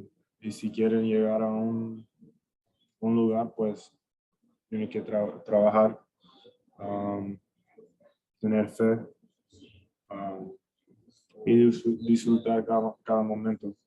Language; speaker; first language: Spanish; early bilingual, heritage; English